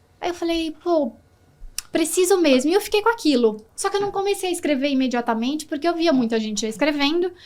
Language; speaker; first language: Portuguese; native; Portuguese